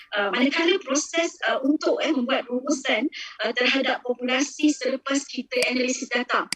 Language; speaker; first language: Malay; native; Malay